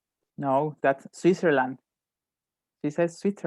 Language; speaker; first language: English; non-native, fluent; Spanish